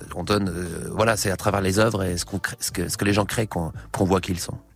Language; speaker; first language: French; native; French